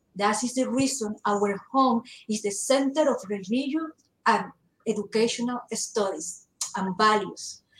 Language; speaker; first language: English; non-native, learner; Spanish